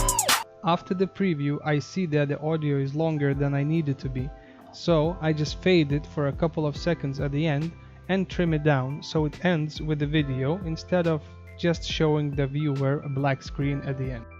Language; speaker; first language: English; non-native, fluent; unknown